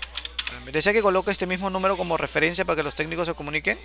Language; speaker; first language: Spanish; native; Spanish